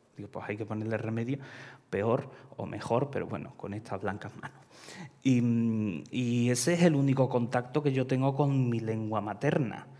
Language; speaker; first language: Spanish; early bilingual, other home language; Ukrainian